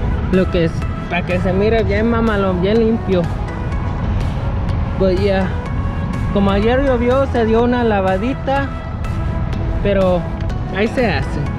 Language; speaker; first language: Spanish; early bilingual, heritage; Spanish